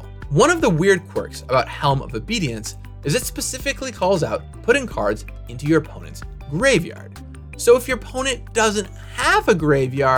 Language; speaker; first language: English; native; English